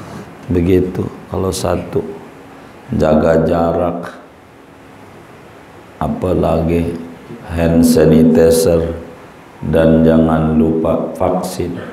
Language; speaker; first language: Indonesian; native; Indonesian